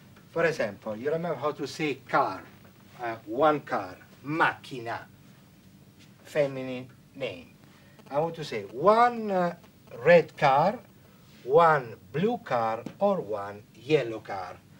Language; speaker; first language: English; non-native, fluent; Italian